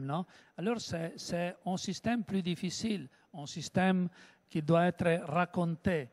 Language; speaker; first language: French; non-native, learner; Italian